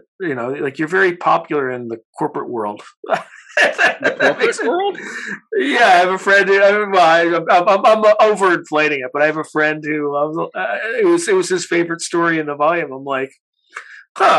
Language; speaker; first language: English; native; English